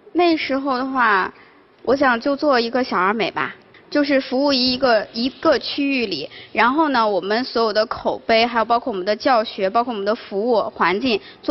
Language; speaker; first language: Chinese; native; Chinese